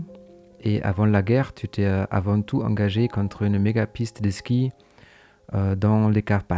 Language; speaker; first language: French; non-native, fluent; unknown